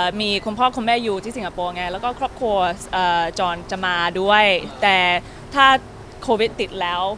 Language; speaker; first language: Thai; non-native, learner; English